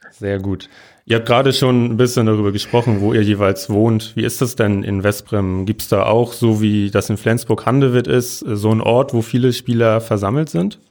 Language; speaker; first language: German; native; German